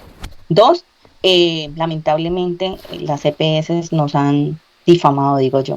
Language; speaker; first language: Spanish; native; Spanish